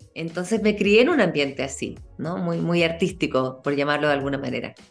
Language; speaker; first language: Spanish; native; Spanish